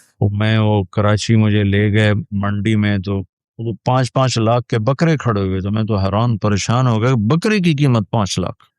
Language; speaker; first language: Urdu; non-native, local second language; Punjabi